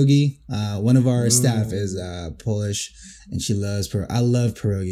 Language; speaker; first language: English; non-native, local second language; Filipino